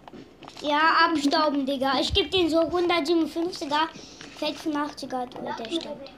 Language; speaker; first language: German; native; German